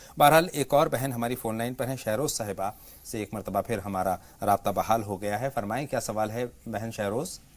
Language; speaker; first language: Urdu; native; Urdu